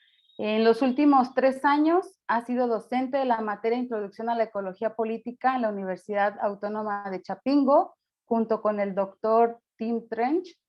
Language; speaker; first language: Spanish; native; Spanish